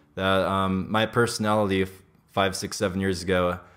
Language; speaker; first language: English; native; English